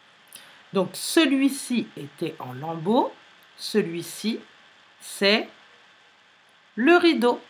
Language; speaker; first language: French; native; French